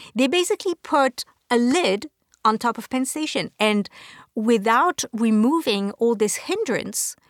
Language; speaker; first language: English; non-native, fluent; French